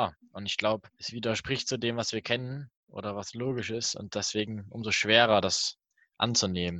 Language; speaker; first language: German; native; German